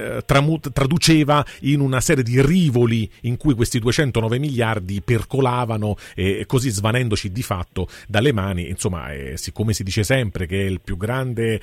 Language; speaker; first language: Italian; native; Italian